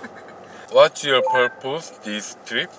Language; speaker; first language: English; non-native, learner; Korean